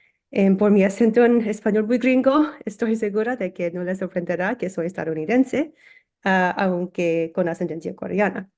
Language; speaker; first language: Spanish; early bilingual, heritage; English